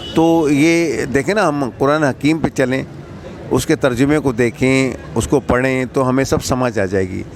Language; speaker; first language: Urdu; non-native, local second language; Punjabi